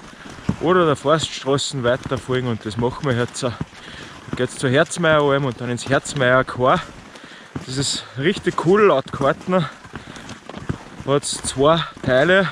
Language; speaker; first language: German; native; German